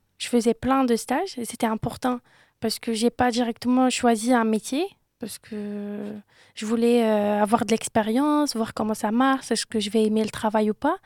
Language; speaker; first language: French; non-native, local second language; Arabic